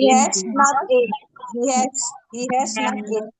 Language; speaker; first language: English; non-native, learner; Indonesian